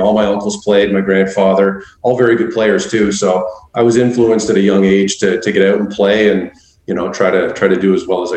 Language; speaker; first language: English; native; English